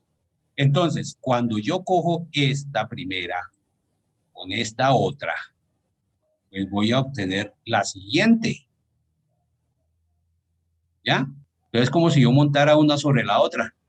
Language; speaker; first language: Spanish; native; Spanish